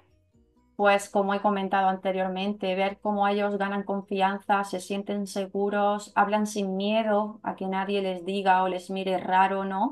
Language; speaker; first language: Spanish; native; Spanish